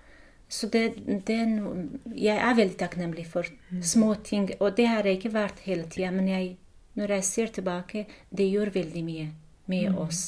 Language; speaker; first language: Norwegian; non-native, fluent; Kurdish